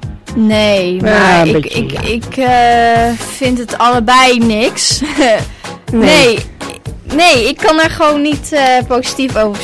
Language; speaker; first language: Dutch; native; Dutch